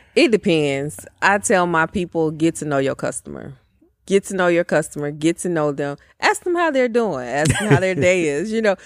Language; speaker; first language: English; native; English